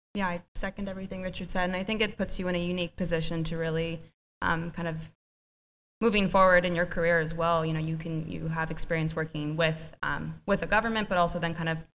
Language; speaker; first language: English; native; English